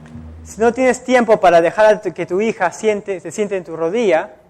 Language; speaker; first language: Spanish; native; Spanish